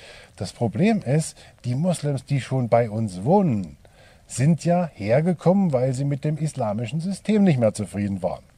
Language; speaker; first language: German; native; German